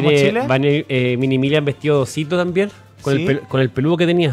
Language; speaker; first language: Spanish; native; Spanish